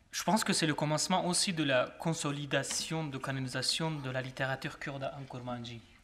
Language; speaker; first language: French; non-native, fluent; Kurdish